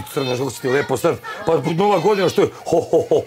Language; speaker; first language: Serbian; native; Serbian